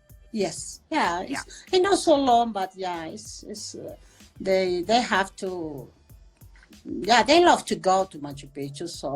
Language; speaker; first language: English; non-native, fluent; Spanish